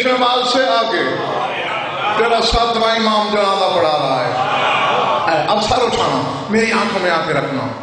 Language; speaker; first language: Urdu; non-native, local second language; Saraiki